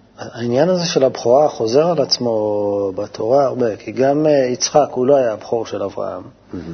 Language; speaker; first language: Hebrew; native; Hebrew